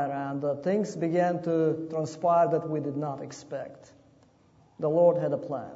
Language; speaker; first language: English; non-native, fluent; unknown